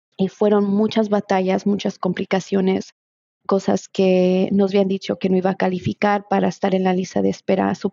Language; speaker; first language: Spanish; early bilingual, heritage; Spanish